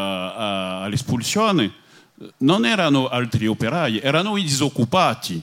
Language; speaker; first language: Italian; non-native, fluent; French